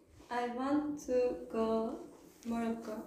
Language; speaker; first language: English; non-native, learner; Turkish